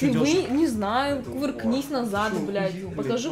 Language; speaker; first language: Russian; native; Russian